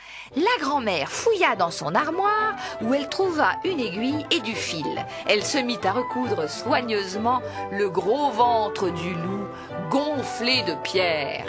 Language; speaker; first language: French; native; French